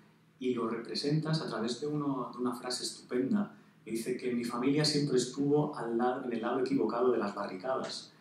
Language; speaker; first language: Spanish; native; Spanish